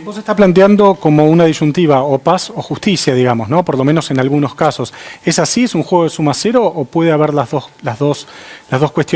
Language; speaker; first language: Spanish; native; Spanish